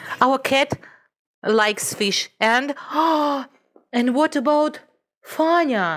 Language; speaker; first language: English; non-native, fluent; Russian